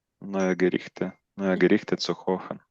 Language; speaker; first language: German; non-native, learner; Ukrainian